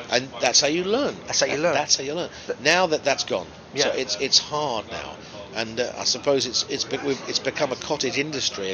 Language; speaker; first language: English; native; English